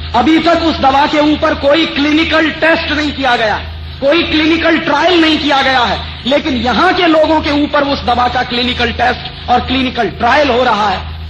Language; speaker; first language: Hindi; native; Hindi